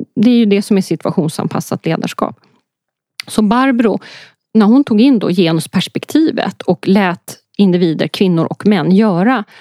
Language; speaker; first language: Swedish; early bilingual, other home language; Polish